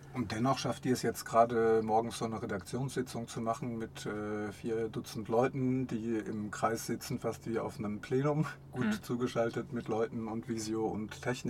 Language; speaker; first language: German; native; German